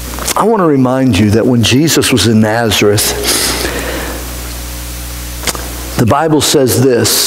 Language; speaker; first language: English; native; English